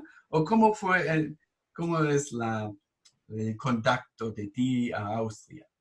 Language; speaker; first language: Spanish; non-native, fluent; German